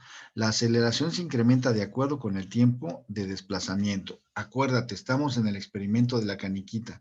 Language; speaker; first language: Spanish; native; Spanish